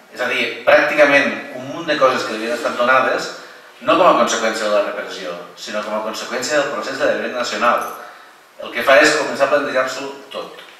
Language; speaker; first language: Catalan; native; Catalan